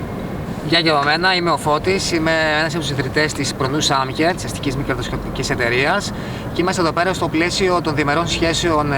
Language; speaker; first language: Greek; native; Greek